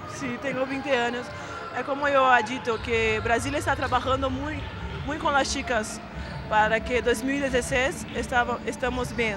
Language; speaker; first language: Spanish; non-native, learner; Portuguese